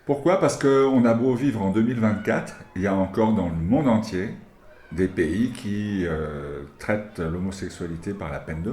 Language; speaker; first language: French; native; French